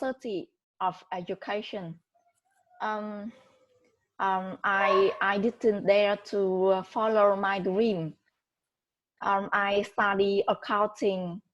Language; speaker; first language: English; non-native, learner; Vietnamese